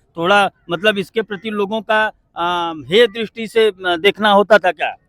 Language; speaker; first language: Hindi; native; Hindi